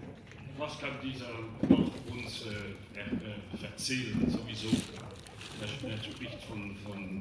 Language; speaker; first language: German; non-native, local second language; French